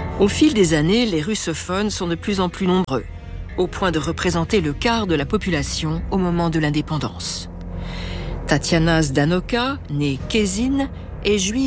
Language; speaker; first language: French; native; French